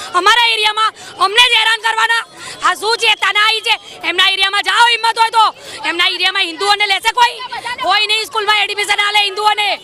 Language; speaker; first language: Gujarati; native; Gujarati